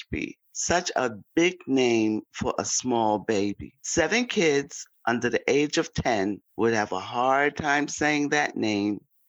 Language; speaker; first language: English; native; English